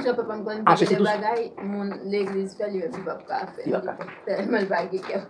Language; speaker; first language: French; non-native, local second language; Haitian Creole